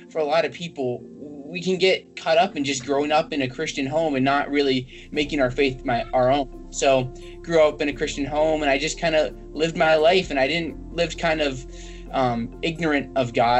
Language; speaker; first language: English; native; English